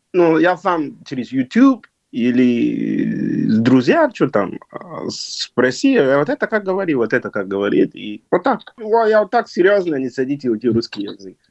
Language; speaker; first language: Russian; non-native, learner; Yoruba